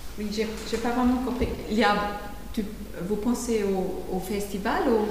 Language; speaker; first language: French; non-native, fluent; German